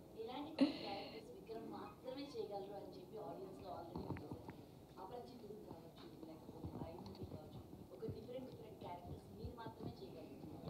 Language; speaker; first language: Telugu; native; Telugu